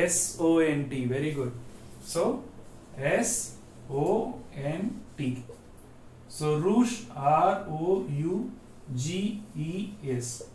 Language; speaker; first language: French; non-native, learner; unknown